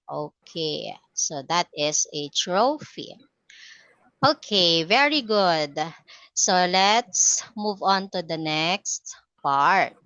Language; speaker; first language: English; non-native, fluent; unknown